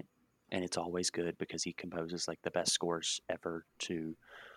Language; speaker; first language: English; native; English